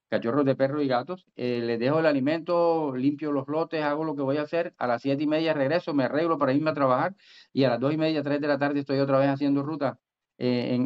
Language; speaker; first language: Spanish; native; Spanish